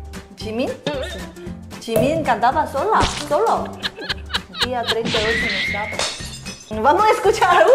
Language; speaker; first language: Spanish; non-native, learner; Korean